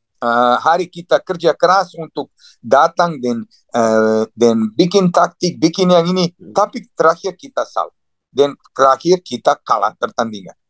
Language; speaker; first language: Indonesian; non-native, fluent; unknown